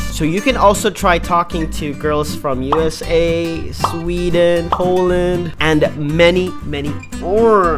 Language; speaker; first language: English; non-native, local second language; Filipino